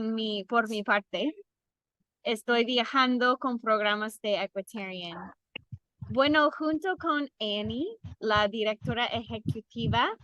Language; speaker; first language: Spanish; non-native, fluent; English